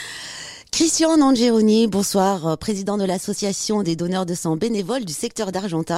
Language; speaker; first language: French; native; French